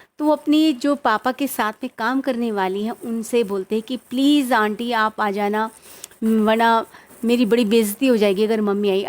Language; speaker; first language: Hindi; native; Hindi